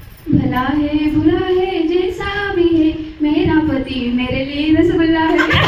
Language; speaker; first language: Hindi; non-native, local second language; Marathi